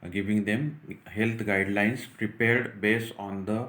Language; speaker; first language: English; non-native, local second language; Marathi